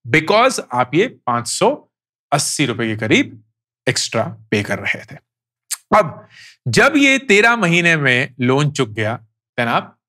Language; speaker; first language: Hindi; native; Hindi